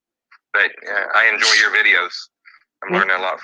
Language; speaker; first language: English; native; English